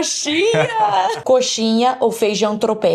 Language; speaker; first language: Portuguese; non-native, learner; English